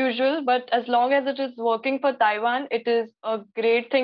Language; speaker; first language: English; non-native, local second language; Hindi